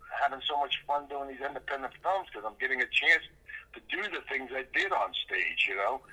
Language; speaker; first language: English; native; English